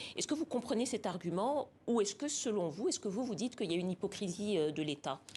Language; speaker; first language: French; native; French